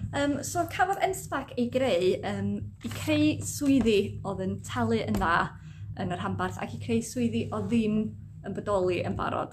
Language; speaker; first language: Welsh; native; Welsh